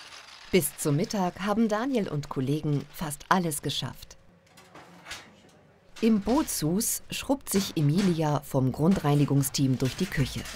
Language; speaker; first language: German; native; German